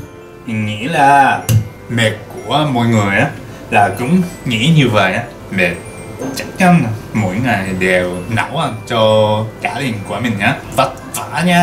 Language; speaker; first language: Vietnamese; non-native, learner; Japanese